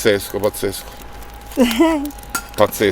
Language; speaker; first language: Italian; native; Italian